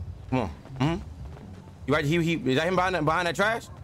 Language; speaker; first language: English; native; English